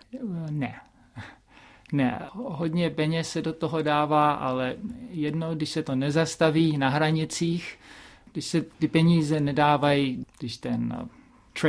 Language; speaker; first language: Czech; early bilingual, heritage; Czech